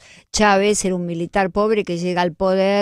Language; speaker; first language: Spanish; native; Spanish